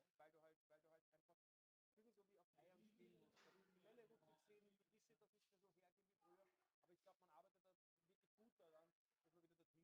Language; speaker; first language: German; native; German